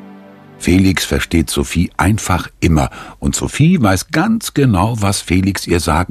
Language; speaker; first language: German; native; German